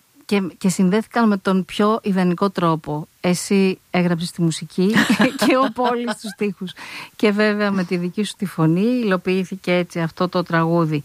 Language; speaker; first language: Greek; native; Greek